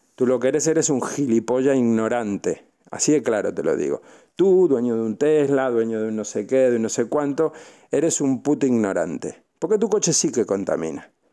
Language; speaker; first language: Spanish; native; Spanish